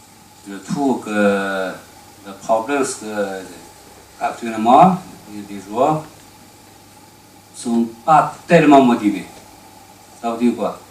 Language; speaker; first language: French; non-native, learner; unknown